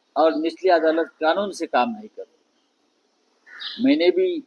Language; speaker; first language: Hindi; non-native, local second language; Marathi